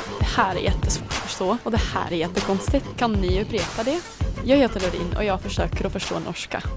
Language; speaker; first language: Swedish; non-native, fluent; Dutch